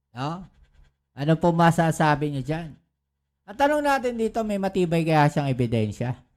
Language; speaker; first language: Filipino; native; Filipino